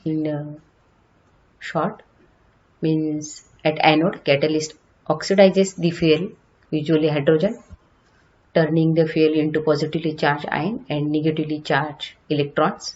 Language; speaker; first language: English; non-native, local second language; Marathi